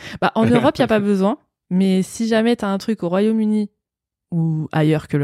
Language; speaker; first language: French; native; French